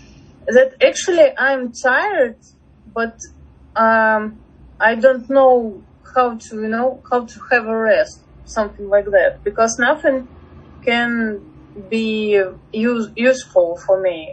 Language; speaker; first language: English; non-native, fluent; Russian